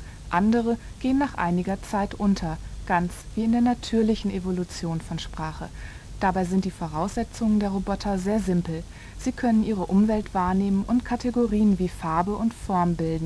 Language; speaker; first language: German; native; German